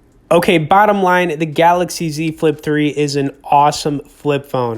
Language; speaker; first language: English; native; English